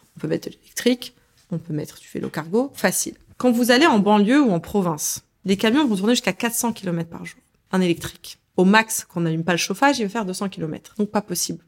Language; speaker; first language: French; early bilingual, other home language; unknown